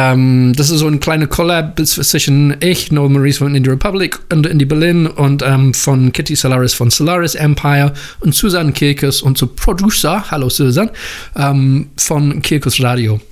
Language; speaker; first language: German; non-native, learner; English